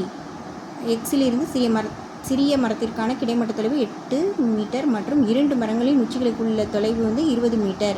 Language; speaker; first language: Tamil; native; Tamil